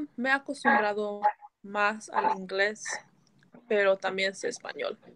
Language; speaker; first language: Spanish; early bilingual, heritage; Spanish